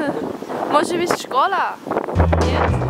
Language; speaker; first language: Russian; non-native, learner; English